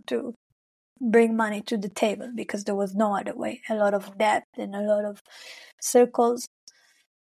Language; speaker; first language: English; non-native, fluent; Hebrew